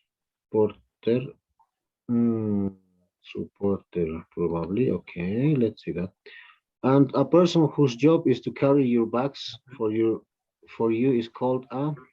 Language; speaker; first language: English; non-native, fluent; Spanish